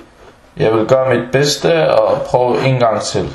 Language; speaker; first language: Danish; early bilingual, other home language; Arabic